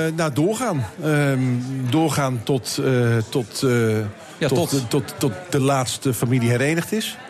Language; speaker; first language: Dutch; native; Dutch